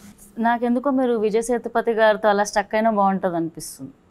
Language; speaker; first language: Telugu; native; Telugu